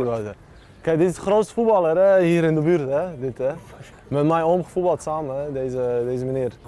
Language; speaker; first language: Dutch; early bilingual, other home language; Bosnian